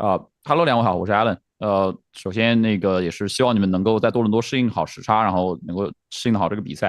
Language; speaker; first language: Chinese; native; Chinese